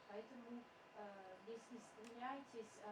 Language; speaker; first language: Russian; non-native, fluent; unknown